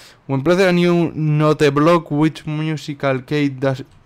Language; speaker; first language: English; non-native, learner; Spanish